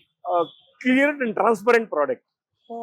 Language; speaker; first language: Kannada; non-native, learner; Telugu